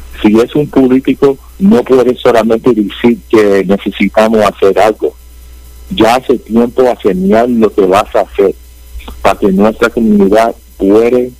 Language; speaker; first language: Spanish; early bilingual, heritage; Spanish